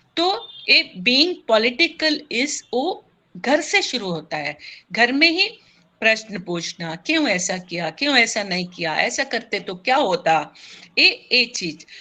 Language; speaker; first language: Hindi; non-native, local second language; Kannada